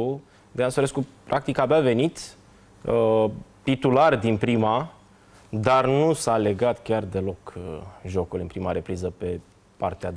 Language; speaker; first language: Romanian; native; Romanian